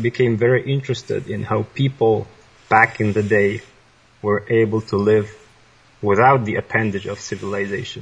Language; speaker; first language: English; non-native, fluent; Polish